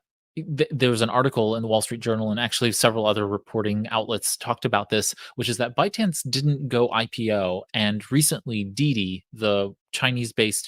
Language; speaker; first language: English; native; English